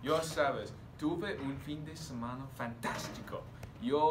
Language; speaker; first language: Spanish; non-native, learner; English